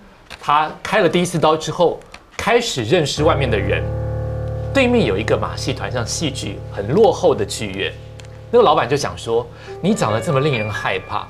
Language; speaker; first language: Chinese; native; Chinese